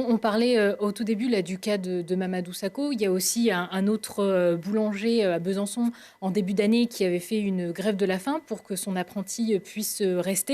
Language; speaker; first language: French; native; French